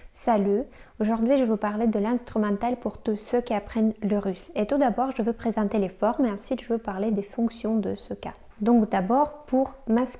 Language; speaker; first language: French; non-native, fluent; Russian